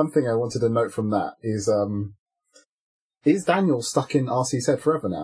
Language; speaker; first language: English; native; English